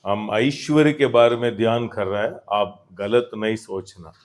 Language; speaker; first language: Hindi; non-native, local second language; Kannada